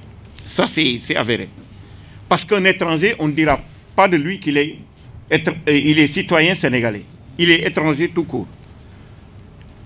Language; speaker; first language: French; non-native, local second language; Wolof